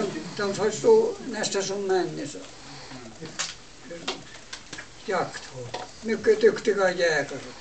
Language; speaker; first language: Swedish; non-native, local second language; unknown